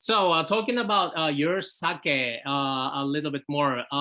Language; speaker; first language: English; non-native, fluent; Japanese